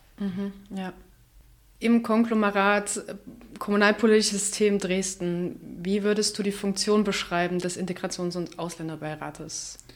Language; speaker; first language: German; native; German